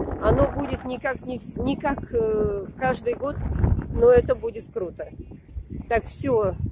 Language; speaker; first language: Russian; native; Russian